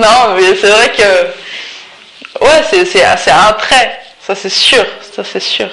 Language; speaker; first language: French; early bilingual, other home language; Arabic